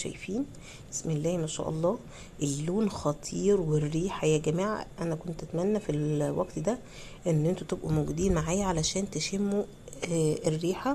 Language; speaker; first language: Arabic; native; Arabic